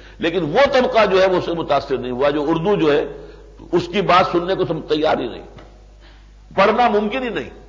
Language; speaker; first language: Urdu; native; Urdu